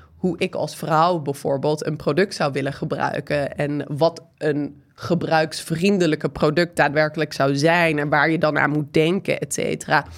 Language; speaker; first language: Dutch; non-native, fluent; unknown